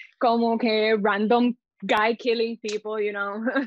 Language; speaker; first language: English; non-native, local second language; Spanish